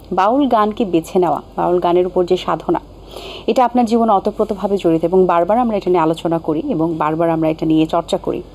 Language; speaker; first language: Bangla; native; Bangla